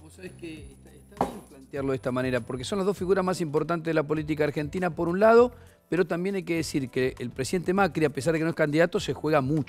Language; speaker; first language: Spanish; native; Spanish